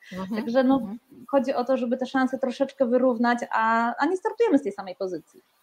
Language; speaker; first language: Polish; native; Polish